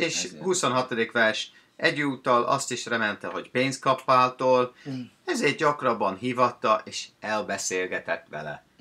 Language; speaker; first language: Hungarian; non-native, fluent; English